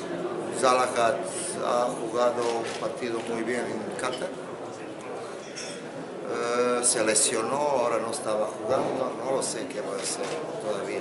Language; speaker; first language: Spanish; non-native, fluent; Croatian